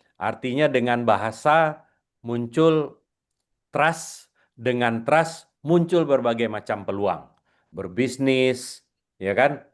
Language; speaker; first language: Indonesian; non-native, local second language; Minangkabau